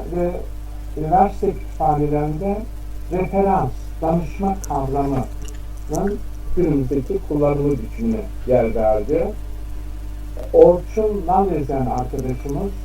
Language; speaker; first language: Turkish; native; Turkish